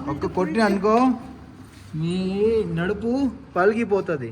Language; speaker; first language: Telugu; non-native, learner; Hindi